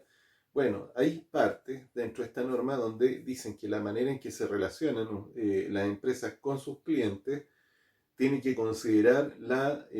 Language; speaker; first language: Spanish; native; Spanish